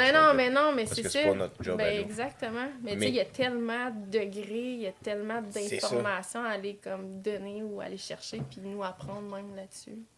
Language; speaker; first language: French; native; French